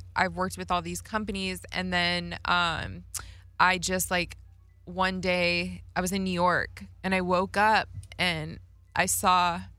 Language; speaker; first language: English; native; English